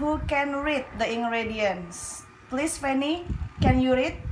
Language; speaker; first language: English; non-native, local second language; Indonesian